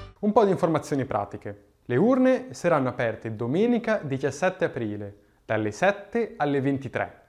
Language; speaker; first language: Italian; native; Italian